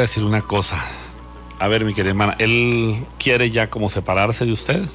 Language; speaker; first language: Spanish; native; Spanish